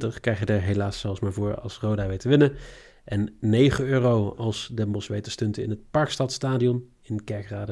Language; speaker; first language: Dutch; native; Dutch